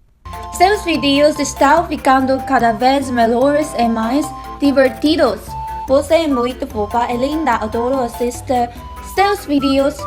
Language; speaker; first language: Portuguese; non-native, learner; Korean